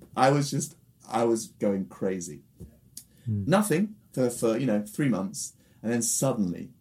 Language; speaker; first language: English; native; English